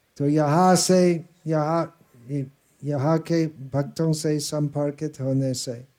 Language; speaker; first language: Hindi; non-native, fluent; English